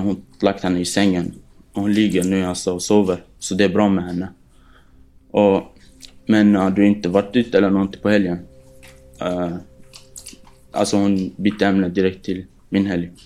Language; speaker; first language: Swedish; non-native, fluent; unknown